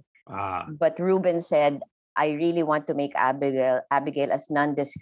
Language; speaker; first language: English; non-native, local second language; Filipino